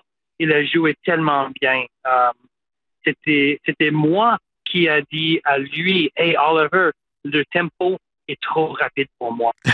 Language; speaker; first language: French; non-native, local second language; English